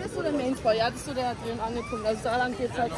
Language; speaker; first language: German; native; German